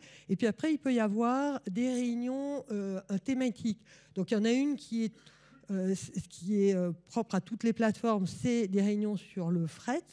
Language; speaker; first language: French; native; French